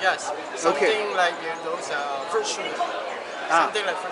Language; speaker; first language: English; non-native, local second language; Chinese